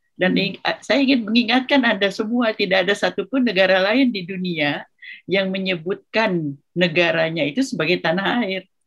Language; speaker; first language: Indonesian; non-native, local second language; Sundanese